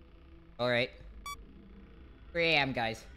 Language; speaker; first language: English; native; English